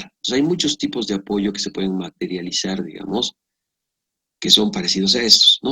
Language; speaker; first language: Spanish; native; Spanish